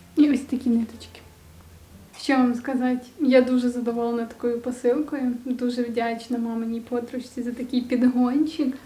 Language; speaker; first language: Ukrainian; native; Ukrainian